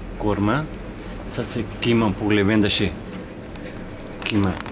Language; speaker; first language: French; non-native, learner; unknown